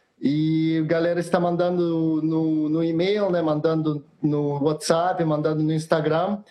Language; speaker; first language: Portuguese; non-native, fluent; Russian